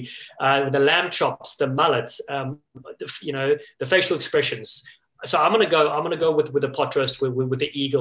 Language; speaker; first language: English; native; English